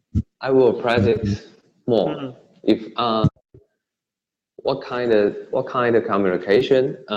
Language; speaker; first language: English; non-native, learner; Chinese